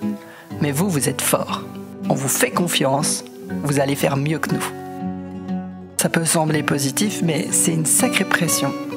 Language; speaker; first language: French; native; French